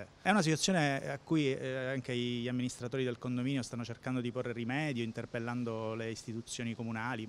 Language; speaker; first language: Italian; native; Italian